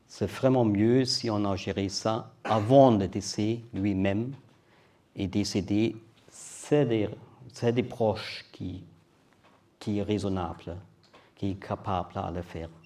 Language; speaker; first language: French; non-native, learner; German